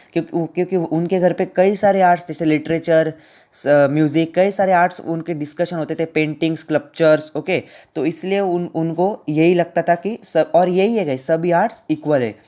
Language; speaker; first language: Hindi; non-native, local second language; Marathi